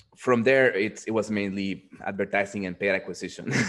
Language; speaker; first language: English; non-native, fluent; Spanish